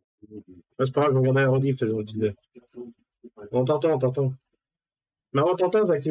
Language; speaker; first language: French; native; French